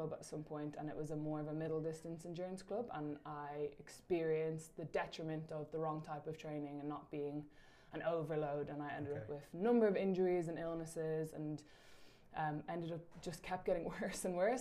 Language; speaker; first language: English; native; English